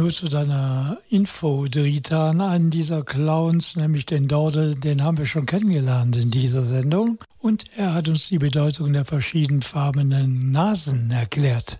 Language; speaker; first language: German; native; German